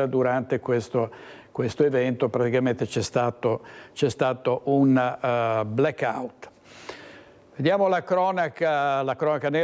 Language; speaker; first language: Italian; native; Italian